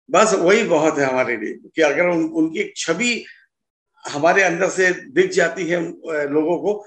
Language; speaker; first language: Hindi; native; Hindi